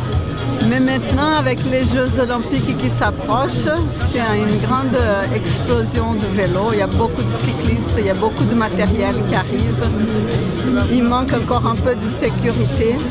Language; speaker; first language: French; non-native, fluent; Portuguese